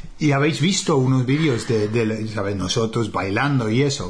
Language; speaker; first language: Spanish; non-native, fluent; English